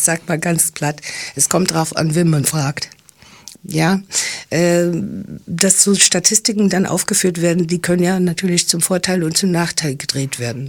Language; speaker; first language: German; early bilingual, heritage; English